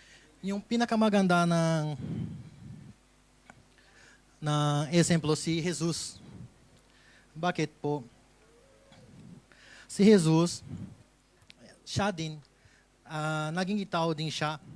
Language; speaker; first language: Filipino; non-native, learner; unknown